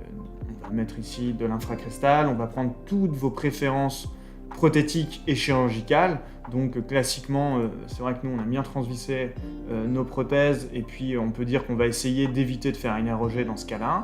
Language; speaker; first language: French; native; French